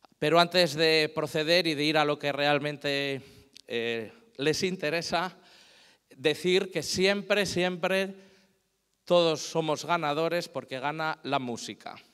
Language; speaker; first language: Spanish; native; Spanish